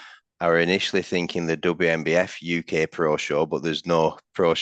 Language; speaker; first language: English; native; English